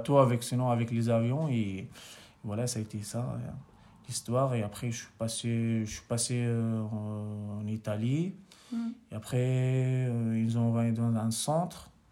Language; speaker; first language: French; non-native, local second language; Arabic